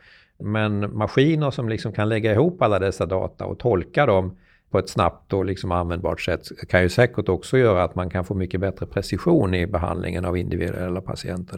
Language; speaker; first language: Swedish; native; Swedish